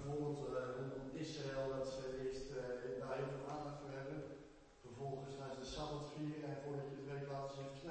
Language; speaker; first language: Dutch; native; Dutch